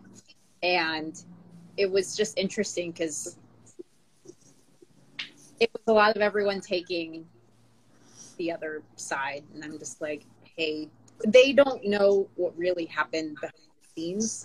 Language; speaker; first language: English; non-native, local second language; Filipino